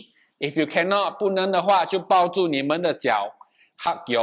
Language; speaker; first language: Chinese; non-native, local second language; English